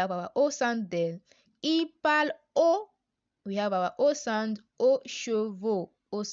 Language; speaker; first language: French; non-native, learner; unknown